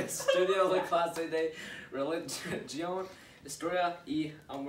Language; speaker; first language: Spanish; non-native, learner; English